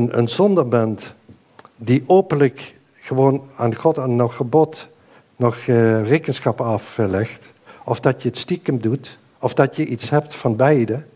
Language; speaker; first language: Dutch; native; Dutch